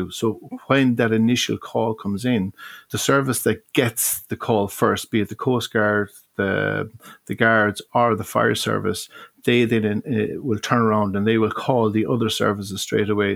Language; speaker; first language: English; native; English